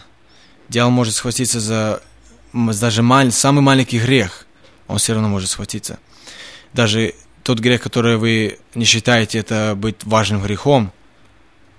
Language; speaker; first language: Russian; early bilingual, heritage; Russian